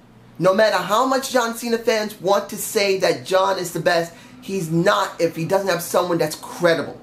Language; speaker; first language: English; native; English